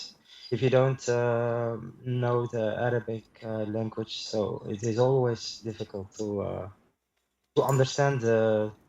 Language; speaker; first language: English; non-native, learner; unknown